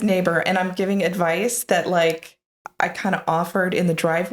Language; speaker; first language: English; native; English